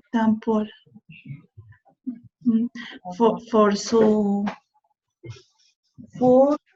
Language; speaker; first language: English; non-native, learner; Spanish